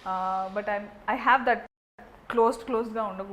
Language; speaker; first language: Telugu; native; Telugu